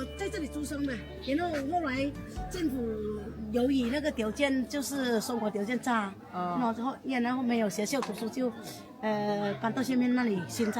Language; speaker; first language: Chinese; non-native, local second language; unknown